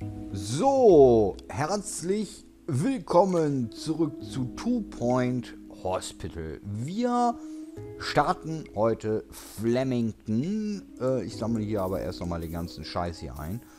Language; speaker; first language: German; native; German